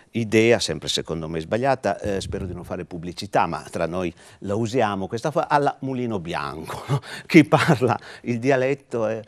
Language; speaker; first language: Italian; native; Italian